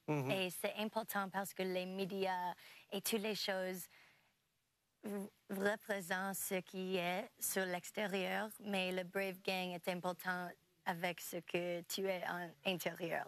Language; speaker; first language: French; non-native, local second language; English